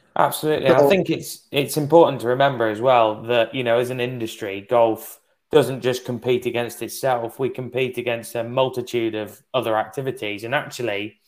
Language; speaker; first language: English; native; English